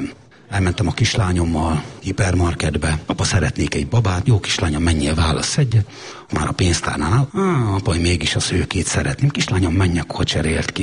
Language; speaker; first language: Hungarian; native; Hungarian